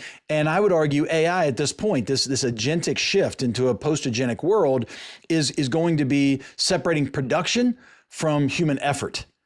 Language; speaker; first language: English; native; English